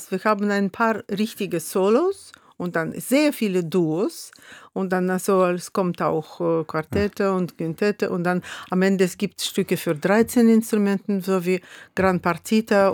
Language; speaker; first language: German; non-native, fluent; Russian